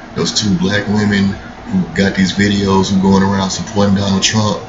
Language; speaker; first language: English; native; English